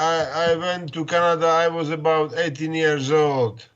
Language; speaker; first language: English; non-native, fluent; Slovak